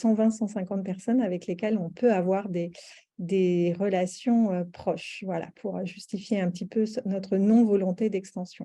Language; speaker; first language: French; native; French